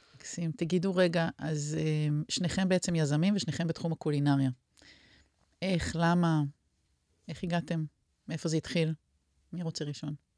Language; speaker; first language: Hebrew; native; Hebrew